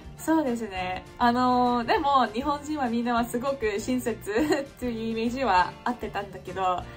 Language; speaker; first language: Japanese; non-native, fluent; English